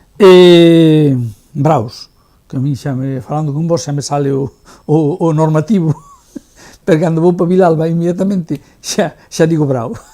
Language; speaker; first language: Galician; native; Galician